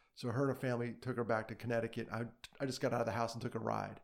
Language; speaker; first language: English; native; English